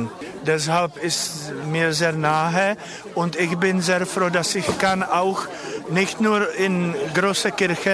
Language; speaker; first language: German; non-native, fluent; Czech